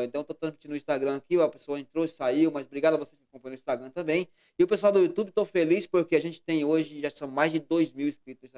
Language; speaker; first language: Portuguese; native; Portuguese